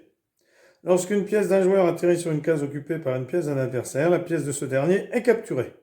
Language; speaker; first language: French; native; French